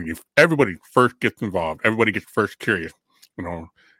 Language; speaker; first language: English; native; English